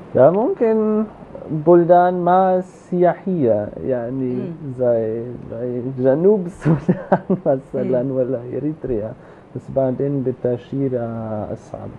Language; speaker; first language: Arabic; non-native, learner; German